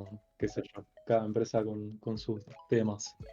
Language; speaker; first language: Spanish; native; Spanish